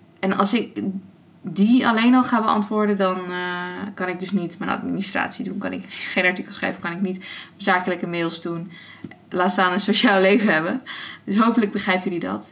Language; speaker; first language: Dutch; early bilingual, other home language; Armenian